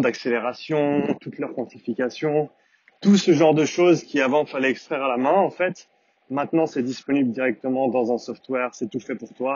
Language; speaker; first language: French; native; French